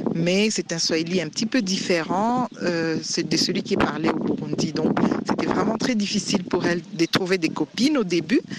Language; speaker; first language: French; non-native, local second language; Swahili